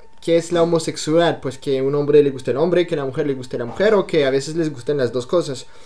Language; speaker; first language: Spanish; non-native, fluent; French